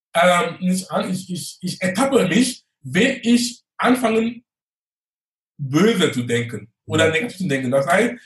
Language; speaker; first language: German; non-native, fluent; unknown